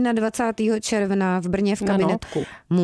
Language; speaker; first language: Czech; native; Czech